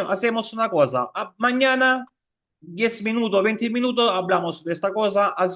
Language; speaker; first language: Spanish; non-native, fluent; Italian